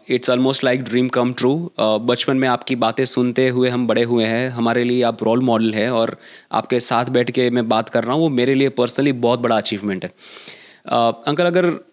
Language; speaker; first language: Hindi; non-native, local second language; Gujarati